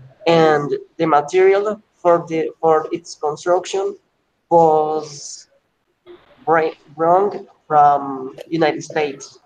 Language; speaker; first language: English; non-native, learner; Spanish